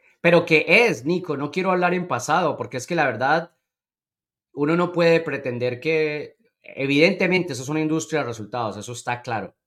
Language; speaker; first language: Spanish; native; Spanish